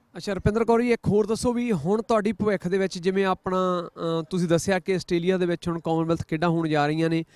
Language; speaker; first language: Punjabi; native; Punjabi